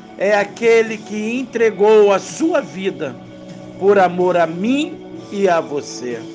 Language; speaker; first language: Portuguese; native; Portuguese